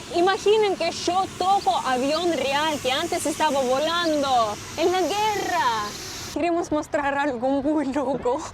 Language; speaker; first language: Spanish; non-native, learner; Russian